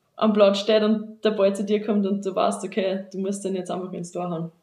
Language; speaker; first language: German; native; German